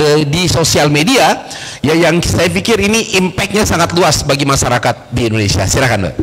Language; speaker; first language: Indonesian; native; Indonesian